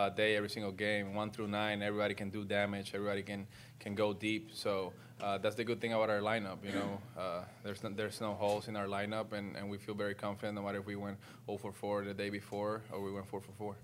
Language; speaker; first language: English; non-native, local second language; Spanish